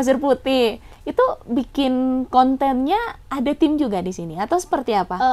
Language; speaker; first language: Indonesian; native; Indonesian